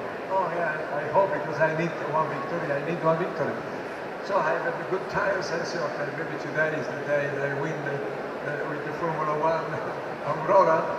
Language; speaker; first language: English; non-native, learner; Italian